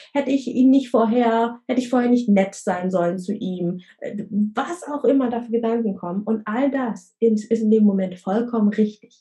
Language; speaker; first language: German; early bilingual, other home language; Vietnamese